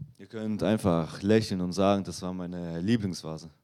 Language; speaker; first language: German; non-native, learner; Russian